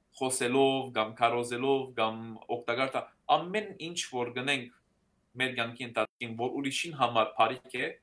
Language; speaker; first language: Armenian; early bilingual, heritage; Armenian